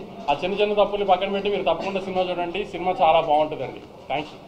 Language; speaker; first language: Telugu; native; Telugu